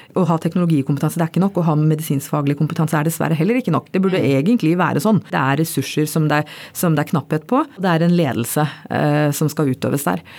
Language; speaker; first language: Norwegian; early bilingual, other home language; Bangla